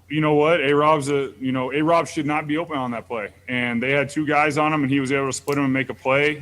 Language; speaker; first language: English; native; English